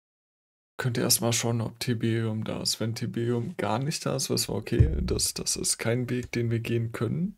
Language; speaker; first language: German; native; German